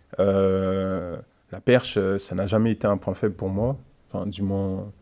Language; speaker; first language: French; early bilingual, other home language; Haitian Creole